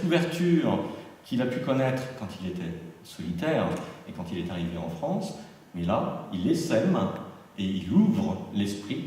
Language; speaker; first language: French; native; French